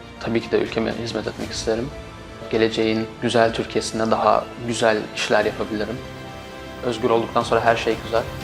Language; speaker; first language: Turkish; native; Turkish